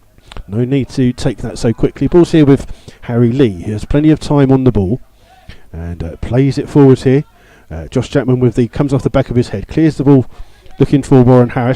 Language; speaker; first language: English; native; English